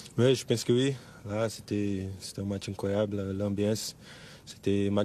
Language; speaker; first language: French; non-native, learner; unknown